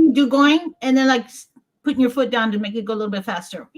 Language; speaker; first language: English; native; English